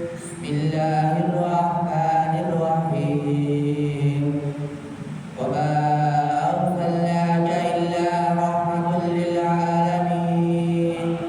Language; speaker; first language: Arabic; non-native, fluent; Urdu